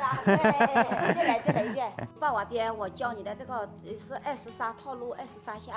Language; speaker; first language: Chinese; non-native, local second language; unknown